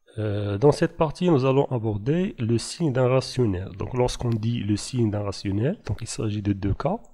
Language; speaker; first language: French; non-native, local second language; Arabic